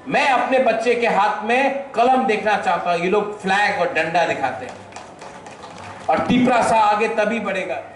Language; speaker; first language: Hindi; non-native, local second language; Bangla